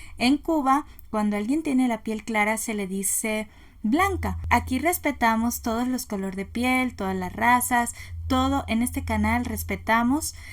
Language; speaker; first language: Spanish; native; Spanish